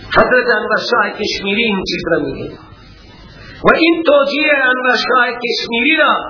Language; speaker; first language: Persian; native; Persian